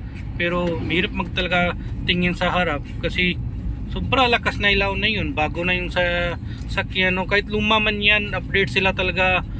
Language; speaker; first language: Filipino; non-native, learner; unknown